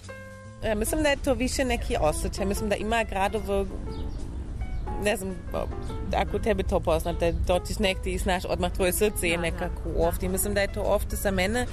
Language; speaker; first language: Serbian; non-native, learner; German